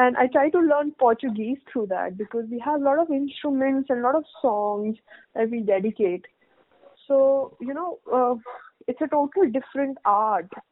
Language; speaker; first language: English; non-native, local second language; Hindi